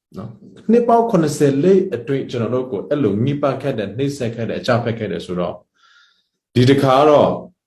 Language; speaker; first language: Burmese; non-native, local second language; Hakha Chin